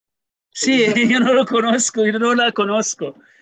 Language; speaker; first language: Spanish; non-native, learner; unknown